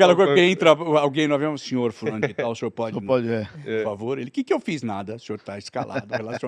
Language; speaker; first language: Portuguese; native; Portuguese